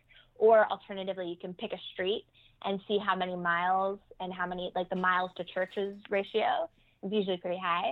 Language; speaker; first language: English; native; English